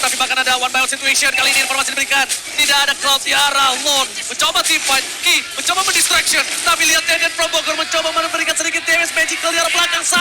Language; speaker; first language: Indonesian; native; Indonesian